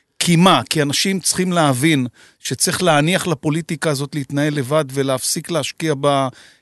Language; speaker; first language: Hebrew; native; Hebrew